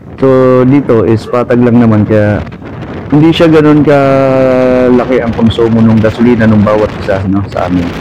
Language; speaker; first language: Filipino; non-native, local second language; Waray